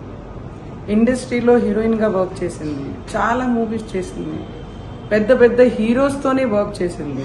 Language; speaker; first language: Telugu; non-native, learner; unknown